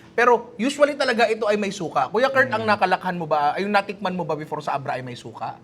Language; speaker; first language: Filipino; native; Filipino